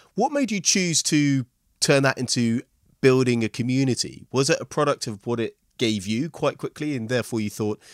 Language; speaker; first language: English; early bilingual, other home language; Hindi